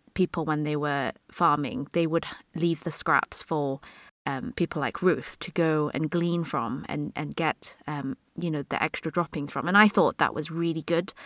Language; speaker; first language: English; native; English